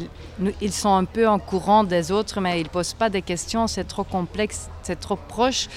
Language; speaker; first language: French; non-native, local second language; Dutch